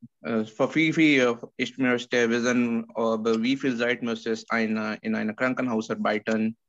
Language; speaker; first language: German; non-native, learner; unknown